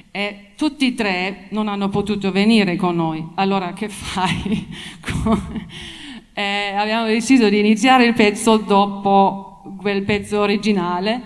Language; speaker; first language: Italian; non-native, fluent; German